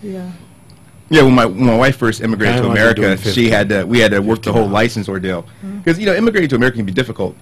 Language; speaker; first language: English; native; English